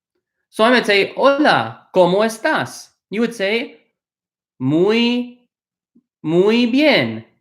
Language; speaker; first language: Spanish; non-native, fluent; English